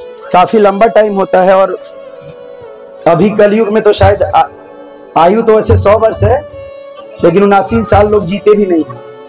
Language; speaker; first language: Hindi; native; Hindi